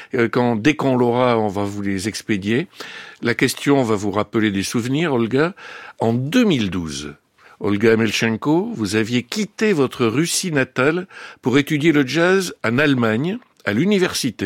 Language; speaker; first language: French; native; French